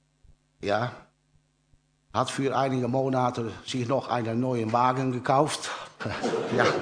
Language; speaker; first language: German; non-native, learner; Dutch